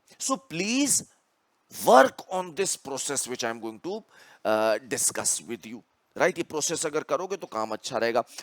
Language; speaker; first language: Hindi; native; Hindi